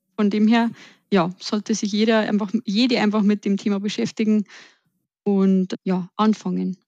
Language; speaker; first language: German; native; German